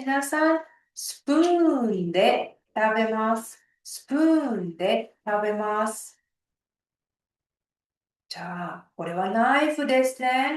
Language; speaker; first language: Japanese; non-native, fluent; Uzbek